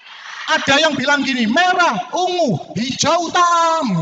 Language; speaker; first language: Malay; non-native, local second language; Javanese